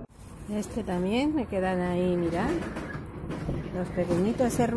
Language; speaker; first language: Spanish; native; Spanish